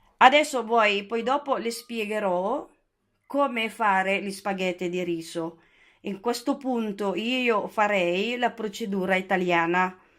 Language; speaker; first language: Italian; non-native, fluent; Filipino